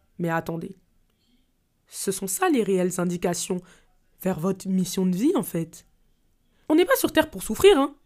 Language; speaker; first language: French; native; French